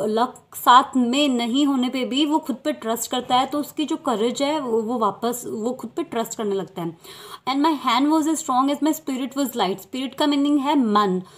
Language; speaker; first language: Hindi; native; Hindi